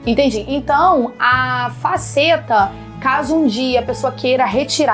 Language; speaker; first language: Portuguese; native; Portuguese